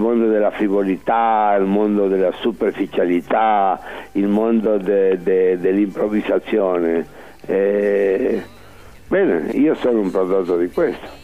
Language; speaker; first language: Italian; early bilingual, heritage; Spanish